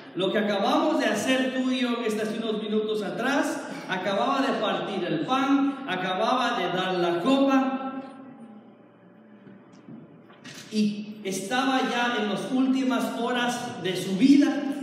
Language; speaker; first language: Spanish; early bilingual, heritage; Spanish